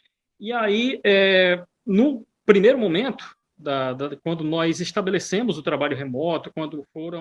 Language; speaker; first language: Portuguese; native; Portuguese